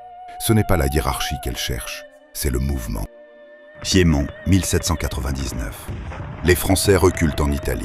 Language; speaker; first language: French; native; French